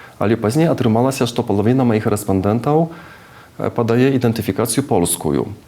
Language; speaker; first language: Belarusian; non-native, fluent; Czech